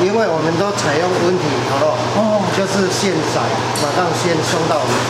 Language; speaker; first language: Chinese; native; Chinese